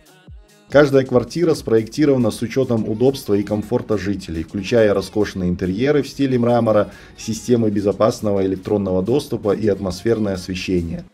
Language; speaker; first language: Russian; native; Russian